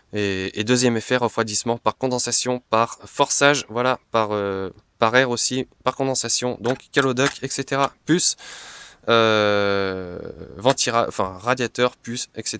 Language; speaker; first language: French; native; French